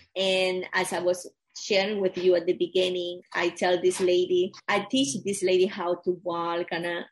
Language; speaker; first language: English; non-native, fluent; Spanish